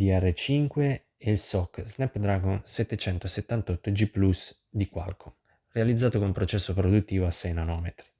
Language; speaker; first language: Italian; native; Italian